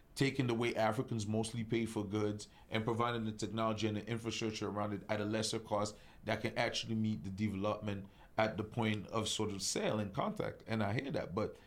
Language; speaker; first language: English; non-native, local second language; French